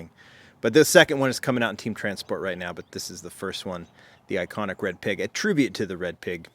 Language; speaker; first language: English; native; English